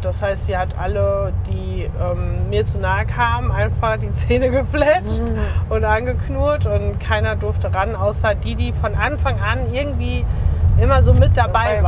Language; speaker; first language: German; native; German